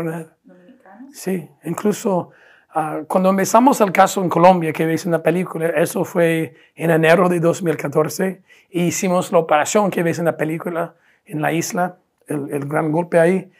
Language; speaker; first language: Spanish; non-native, fluent; English